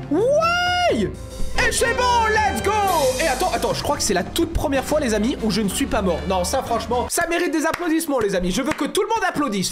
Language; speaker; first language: French; native; French